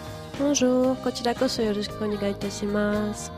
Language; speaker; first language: Japanese; non-native, fluent; French